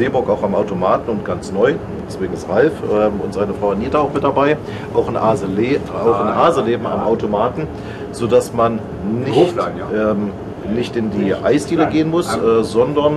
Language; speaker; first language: German; native; German